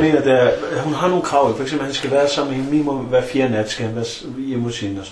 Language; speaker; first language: Danish; native; Danish